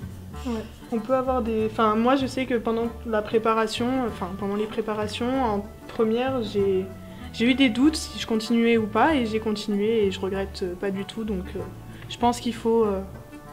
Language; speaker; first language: French; native; French